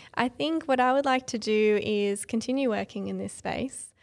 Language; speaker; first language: English; native; English